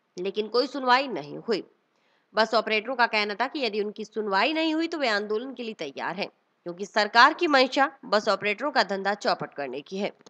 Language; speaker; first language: Hindi; native; Hindi